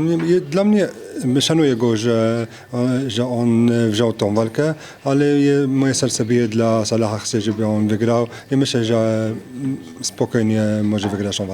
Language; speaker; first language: Polish; non-native, fluent; French